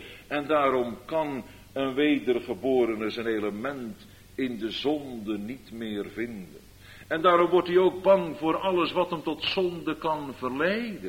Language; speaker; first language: Dutch; native; Dutch